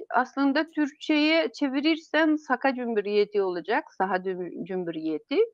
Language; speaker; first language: Turkish; non-native, fluent; Yakut